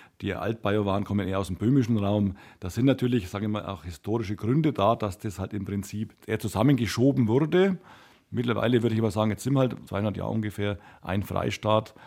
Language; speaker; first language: German; native; German